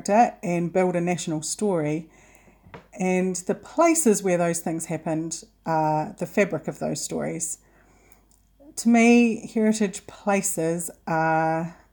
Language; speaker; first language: English; native; English